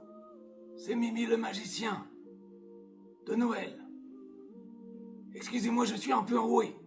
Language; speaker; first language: French; native; French